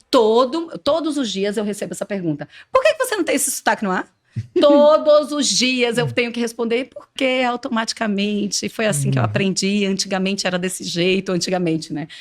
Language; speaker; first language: Portuguese; native; Portuguese